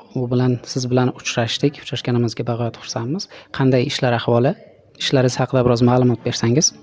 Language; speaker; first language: Uzbek; native; Uzbek